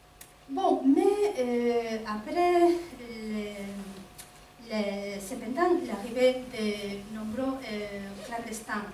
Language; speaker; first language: French; non-native, fluent; Spanish